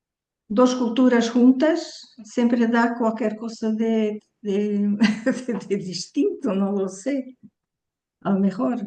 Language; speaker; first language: Spanish; early bilingual, heritage; Portuguese